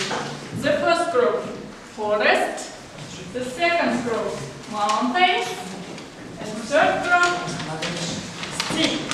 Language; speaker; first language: English; non-native, learner; Kazakh